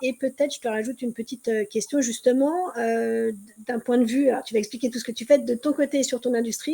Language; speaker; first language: French; native; French